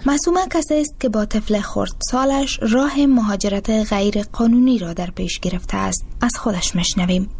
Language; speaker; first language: Persian; native; Persian